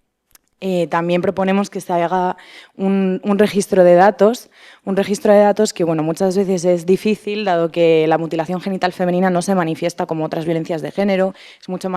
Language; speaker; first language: Spanish; native; Spanish